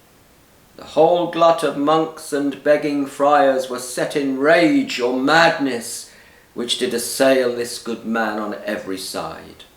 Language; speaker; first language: English; native; English